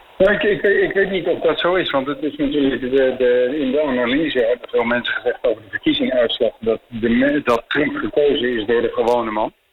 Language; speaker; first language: Dutch; native; Dutch